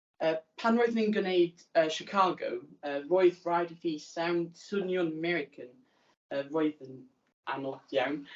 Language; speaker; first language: Welsh; non-native, learner; English